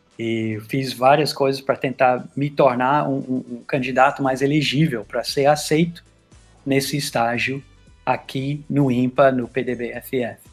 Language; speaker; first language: Portuguese; non-native, fluent; English